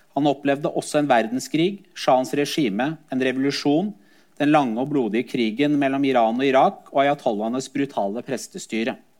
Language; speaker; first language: Norwegian; early bilingual, other home language; Persian